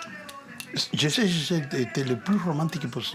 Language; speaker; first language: French; non-native, fluent; Spanish